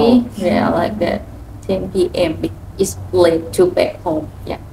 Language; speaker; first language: English; non-native, learner; Thai